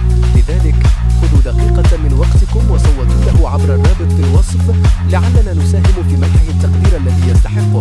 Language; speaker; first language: Arabic; native; Arabic